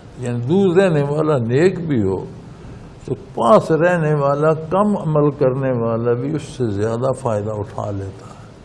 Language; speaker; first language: Urdu; non-native, local second language; Punjabi